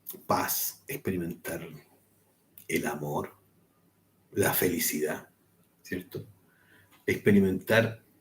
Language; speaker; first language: Spanish; native; Spanish